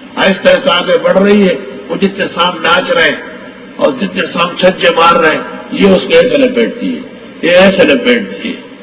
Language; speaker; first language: Urdu; non-native, local second language; Pashto